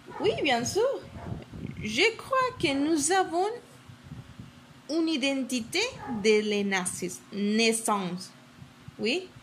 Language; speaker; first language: French; non-native, learner; Spanish